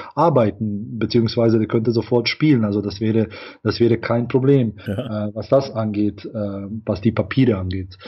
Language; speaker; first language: German; non-native, fluent; Bosnian